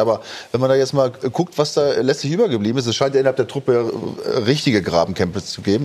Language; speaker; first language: German; native; German